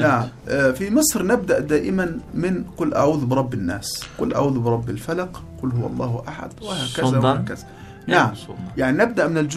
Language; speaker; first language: Arabic; native; Arabic